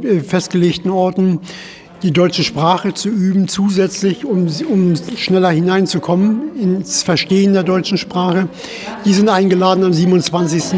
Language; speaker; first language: German; native; German